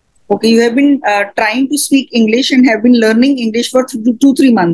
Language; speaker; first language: English; non-native, local second language; Hindi